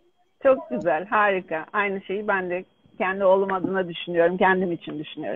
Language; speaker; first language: Turkish; native; Turkish